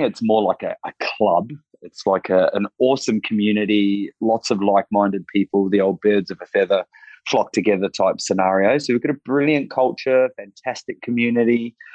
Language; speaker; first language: English; native; English